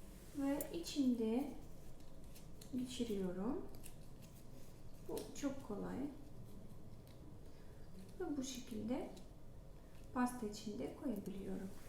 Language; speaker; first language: Turkish; non-native, learner; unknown